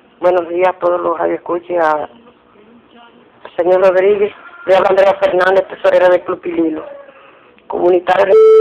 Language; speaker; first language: Spanish; native; Spanish